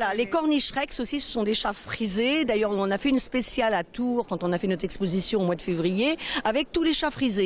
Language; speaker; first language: French; native; French